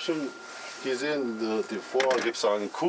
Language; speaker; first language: German; non-native, learner; Korean